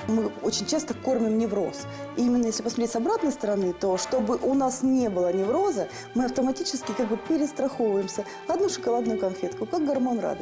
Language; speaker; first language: Russian; native; Russian